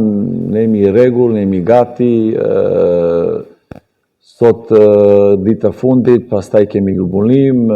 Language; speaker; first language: Albanian; non-native, learner; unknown